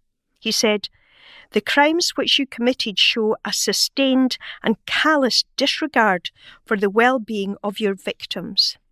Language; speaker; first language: English; native; English